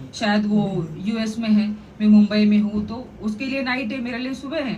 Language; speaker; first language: Hindi; non-native, local second language; Marathi